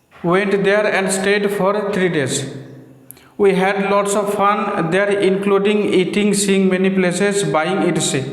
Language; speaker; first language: English; non-native, local second language; Bangla